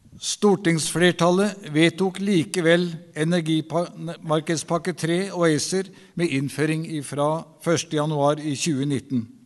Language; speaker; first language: Norwegian; native; Norwegian